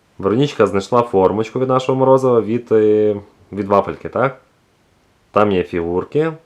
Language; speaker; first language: Ukrainian; native; Ukrainian